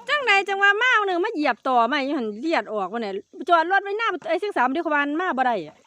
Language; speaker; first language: Thai; native; Thai